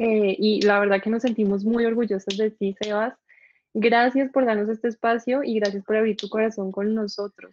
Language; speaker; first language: Spanish; native; Spanish